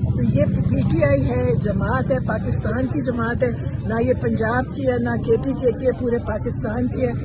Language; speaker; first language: Urdu; native; Urdu